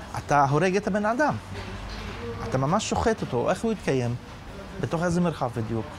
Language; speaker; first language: Hebrew; non-native, local second language; Arabic